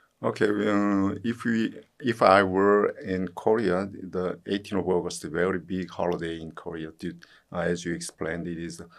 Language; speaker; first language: English; non-native, learner; Korean